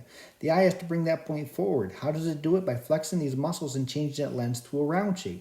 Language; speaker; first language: English; native; English